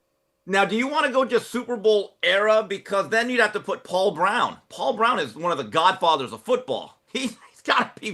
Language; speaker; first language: English; native; English